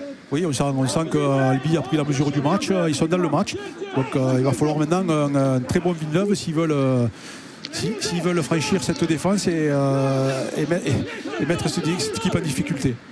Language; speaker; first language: French; native; French